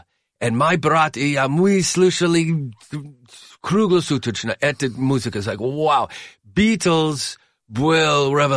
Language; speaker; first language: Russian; non-native, learner; English